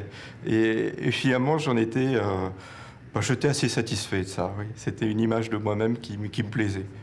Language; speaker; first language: French; native; French